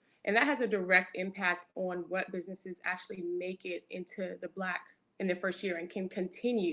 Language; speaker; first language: English; native; English